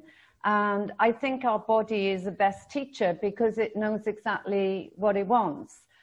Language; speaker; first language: English; native; English